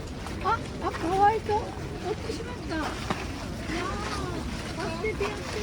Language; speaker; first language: Japanese; native; Japanese